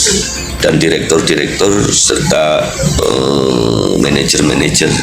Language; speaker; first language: Indonesian; native; Indonesian